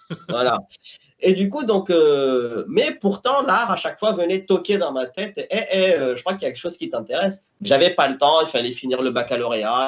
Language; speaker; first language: French; native; French